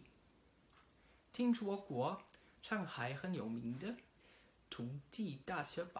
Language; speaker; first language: Chinese; non-native, learner; German